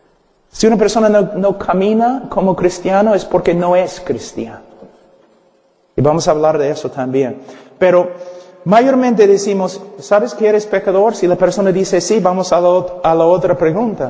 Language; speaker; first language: Spanish; non-native, fluent; English